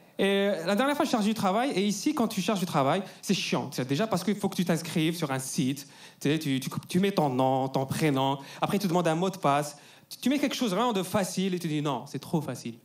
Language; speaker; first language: French; non-native, local second language; Arabic